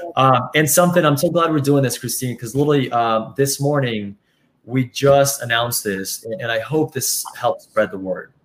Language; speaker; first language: English; early bilingual, other home language; Spanish